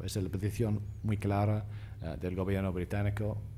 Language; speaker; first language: Spanish; non-native, fluent; English